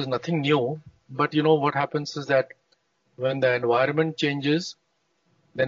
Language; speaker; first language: English; non-native, local second language; Hindi